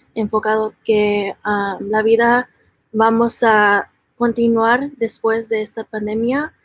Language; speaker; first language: Spanish; early bilingual, heritage; Spanish